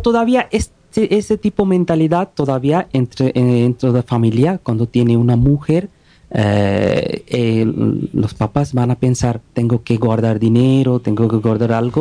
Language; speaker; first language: Spanish; non-native, learner; Bangla